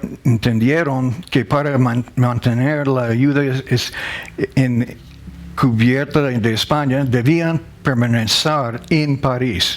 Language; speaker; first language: Spanish; non-native, learner; English